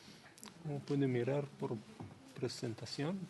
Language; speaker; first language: Spanish; non-native, learner; Hebrew